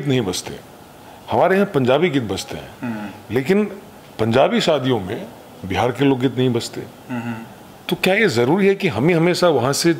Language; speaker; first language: Hindi; native; Hindi